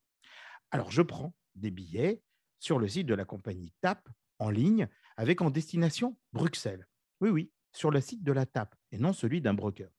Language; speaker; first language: French; native; French